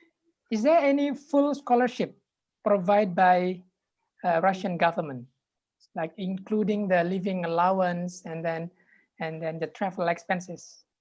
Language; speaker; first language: English; non-native, fluent; Indonesian